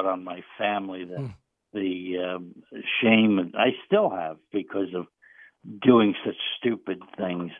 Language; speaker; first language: English; native; English